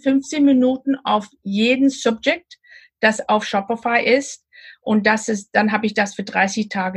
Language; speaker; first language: German; non-native, learner; English